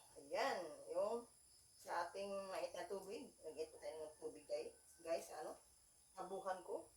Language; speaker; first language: Filipino; non-native, local second language; Cebuano